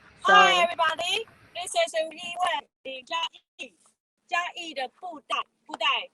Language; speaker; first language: English; non-native, learner; Chinese